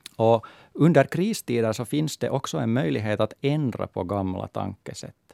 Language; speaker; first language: Swedish; native; Swedish